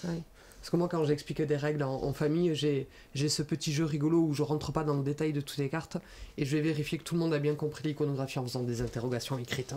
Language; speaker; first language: French; native; French